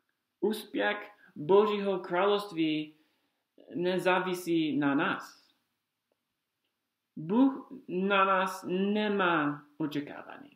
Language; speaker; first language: Czech; non-native, fluent; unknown